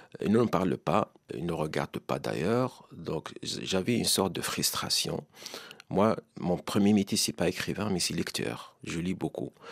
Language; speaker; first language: French; non-native, local second language; Arabic